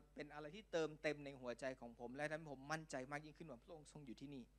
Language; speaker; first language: Thai; non-native, local second language; Lao